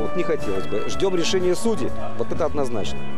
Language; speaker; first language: Russian; native; Russian